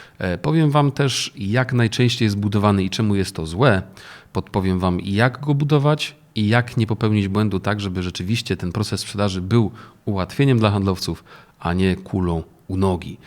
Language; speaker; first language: Polish; native; Polish